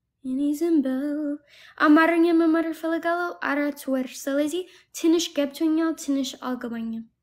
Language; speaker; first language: Amharic; non-native, learner; English